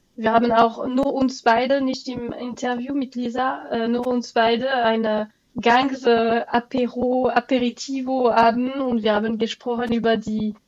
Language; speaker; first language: German; non-native, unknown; French